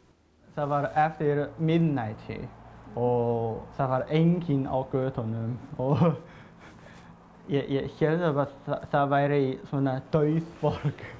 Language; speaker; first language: Icelandic; non-native, fluent; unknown